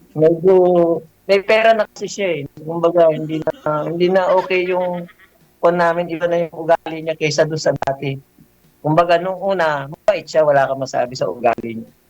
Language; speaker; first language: Filipino; native; Filipino